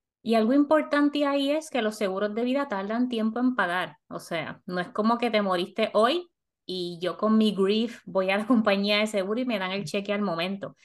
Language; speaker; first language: Spanish; native; Spanish